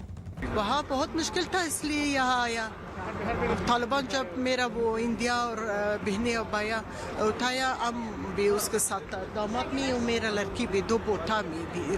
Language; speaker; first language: Hindi; non-native, learner; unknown